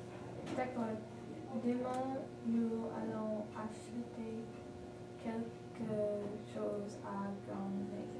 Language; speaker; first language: French; non-native, learner; English